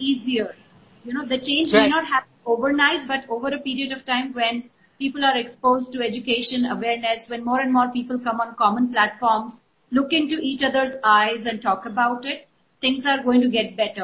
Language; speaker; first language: English; non-native, local second language; Hindi